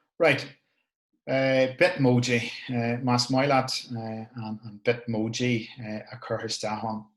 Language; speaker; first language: Irish; non-native, local second language; English